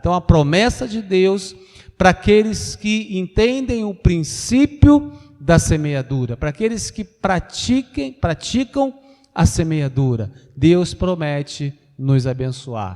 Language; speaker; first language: Portuguese; native; Portuguese